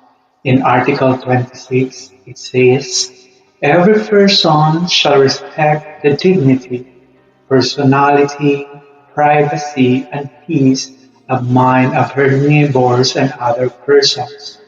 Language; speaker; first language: English; non-native, local second language; Filipino